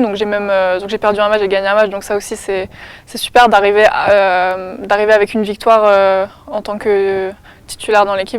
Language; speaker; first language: French; native; French